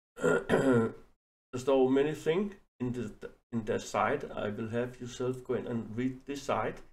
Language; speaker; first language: English; non-native, learner; Danish